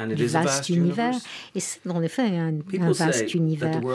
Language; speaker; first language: French; non-native, fluent; English